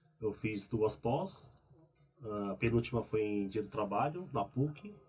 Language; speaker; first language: Portuguese; early bilingual, other home language; Korean